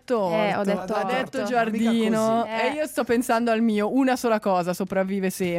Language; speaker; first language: Italian; native; Italian